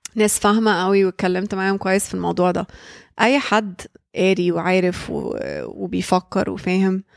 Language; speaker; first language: Arabic; early bilingual, heritage; Arabic